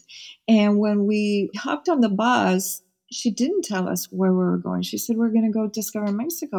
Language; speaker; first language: English; early bilingual, other home language; Spanish